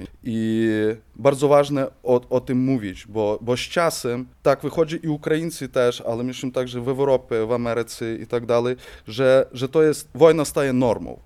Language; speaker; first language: Polish; non-native, fluent; Ukrainian